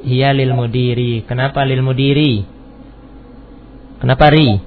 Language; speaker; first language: Arabic; non-native, fluent; Indonesian